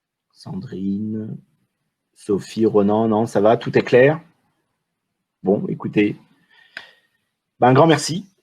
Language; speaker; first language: French; native; French